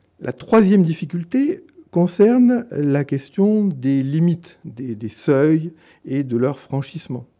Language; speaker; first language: French; native; French